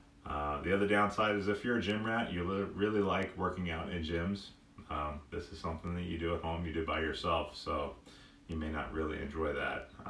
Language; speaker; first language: English; native; English